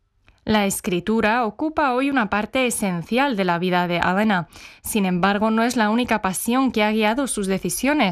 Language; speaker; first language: Spanish; non-native, fluent; Czech